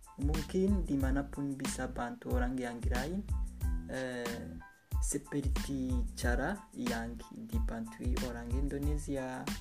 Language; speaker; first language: Indonesian; non-native, learner; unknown